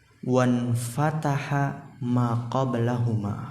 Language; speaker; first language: Arabic; non-native, fluent; Indonesian